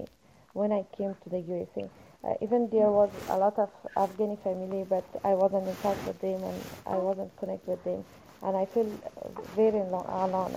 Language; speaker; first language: English; non-native, fluent; Persian